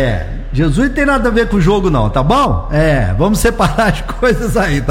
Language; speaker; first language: Portuguese; native; Portuguese